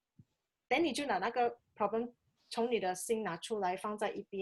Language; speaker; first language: Chinese; native; Chinese